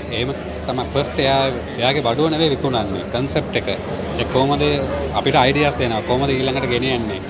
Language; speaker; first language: Sinhala; non-native, local second language; Tamil